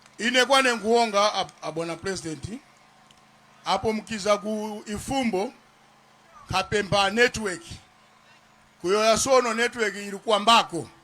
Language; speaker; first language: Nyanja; non-native, local second language; Tumbuka